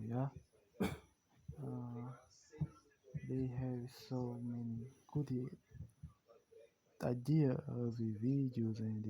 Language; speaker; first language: English; non-native, learner; Portuguese